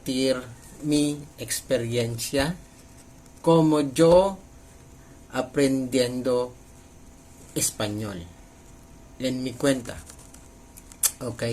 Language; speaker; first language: Spanish; non-native, learner; Filipino